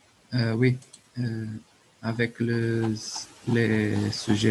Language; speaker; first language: French; non-native, learner; Portuguese